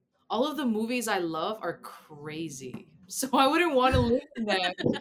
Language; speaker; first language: English; early bilingual, other home language; Spanish